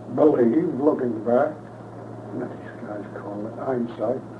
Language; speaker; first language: English; native; English